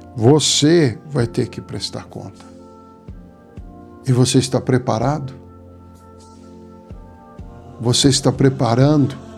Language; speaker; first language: Portuguese; native; Portuguese